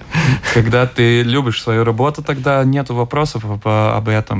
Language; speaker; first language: Russian; non-native, local second language; Latvian